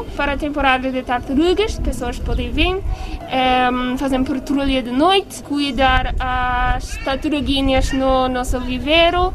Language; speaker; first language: Portuguese; non-native, learner; English